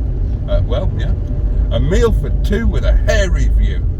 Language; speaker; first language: English; native; English